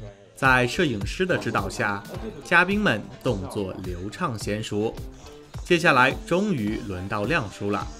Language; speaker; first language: Chinese; native; Chinese